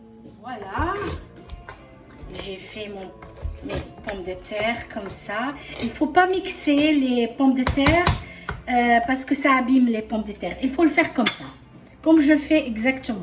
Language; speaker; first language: French; non-native, fluent; Arabic